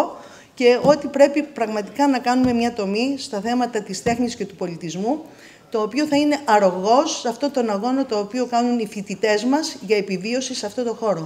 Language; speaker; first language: Greek; native; Greek